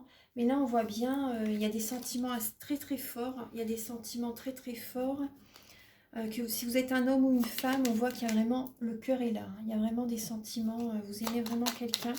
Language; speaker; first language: French; native; French